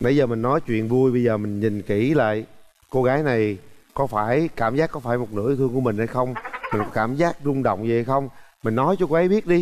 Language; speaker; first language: Vietnamese; native; Vietnamese